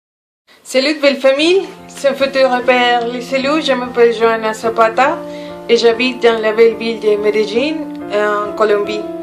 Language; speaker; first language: French; non-native, learner; Spanish